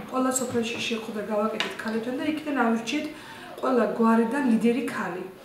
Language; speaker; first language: Georgian; non-native, local second language; Chechen